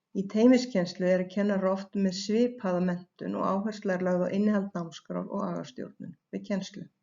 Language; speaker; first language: Icelandic; native; Icelandic